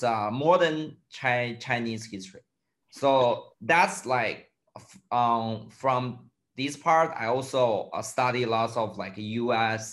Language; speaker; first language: English; non-native, fluent; Chinese